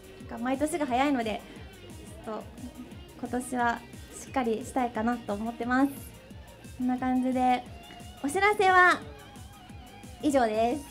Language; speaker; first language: Japanese; early bilingual, heritage; Japanese